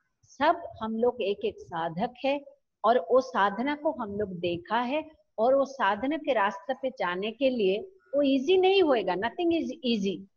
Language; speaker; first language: Hindi; non-native, local second language; Odia